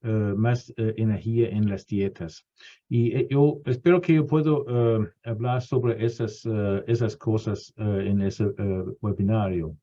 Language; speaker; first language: Spanish; non-native, fluent; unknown